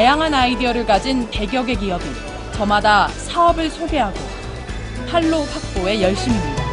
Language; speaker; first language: Korean; native; Korean